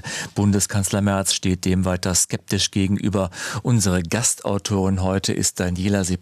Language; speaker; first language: German; native; German